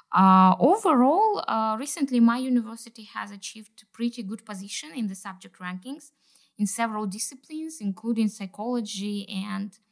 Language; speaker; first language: English; non-native, fluent; Kazakh